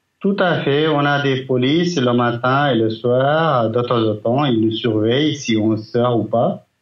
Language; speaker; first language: French; non-native, fluent; Nepali